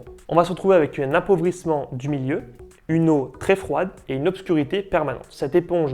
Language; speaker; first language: French; native; French